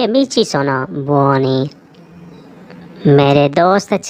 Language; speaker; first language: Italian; non-native, fluent; Urdu